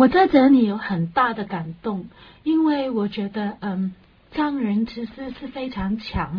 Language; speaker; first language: Chinese; non-native, local second language; Cantonese